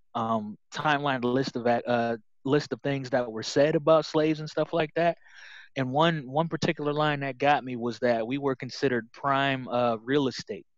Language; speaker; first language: English; native; English